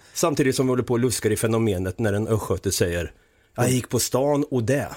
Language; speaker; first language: Swedish; native; Swedish